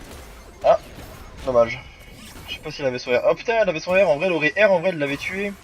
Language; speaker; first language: French; native; French